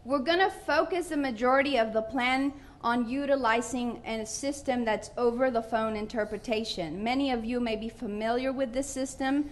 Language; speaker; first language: English; non-native, fluent; Spanish